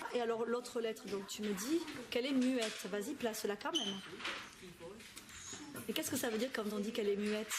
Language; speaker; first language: French; native; French